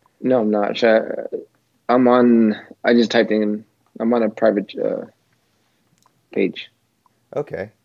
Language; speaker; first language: English; native; English